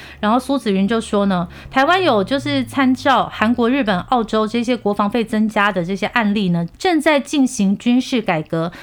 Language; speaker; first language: Chinese; non-native, fluent; Korean